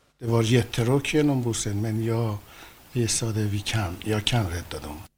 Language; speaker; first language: Swedish; non-native, fluent; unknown